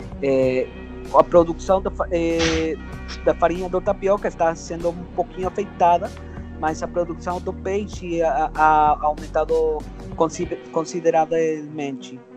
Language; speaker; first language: Portuguese; non-native, fluent; Spanish